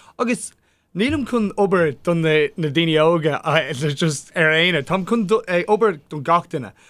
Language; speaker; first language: Irish; non-native, local second language; English